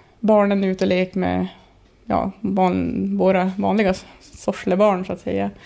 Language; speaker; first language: Swedish; native; Swedish